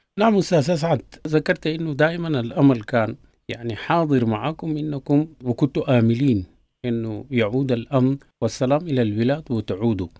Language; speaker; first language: Arabic; native; Arabic